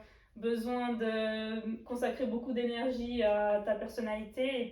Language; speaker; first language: French; native; French